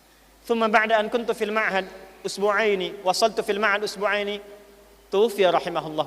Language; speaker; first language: Arabic; non-native, fluent; Indonesian